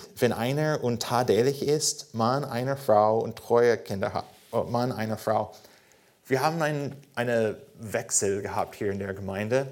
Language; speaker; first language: German; non-native, fluent; English